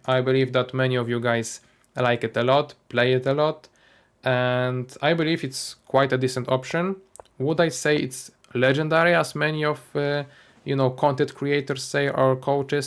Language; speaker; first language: English; non-native, fluent; Polish